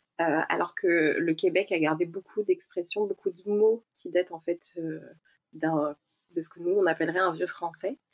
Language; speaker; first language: French; native; French